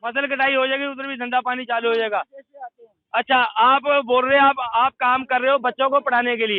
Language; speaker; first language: Hindi; non-native, local second language; Punjabi